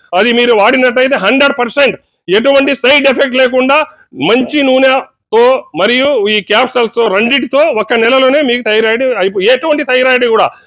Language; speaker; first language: Telugu; native; Telugu